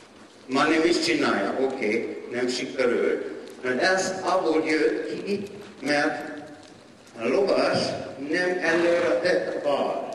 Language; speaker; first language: Hungarian; non-native, learner; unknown